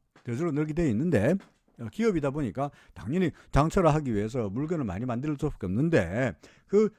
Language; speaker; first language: Korean; native; Korean